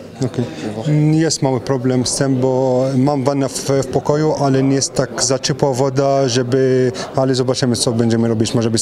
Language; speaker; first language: Polish; non-native, fluent; French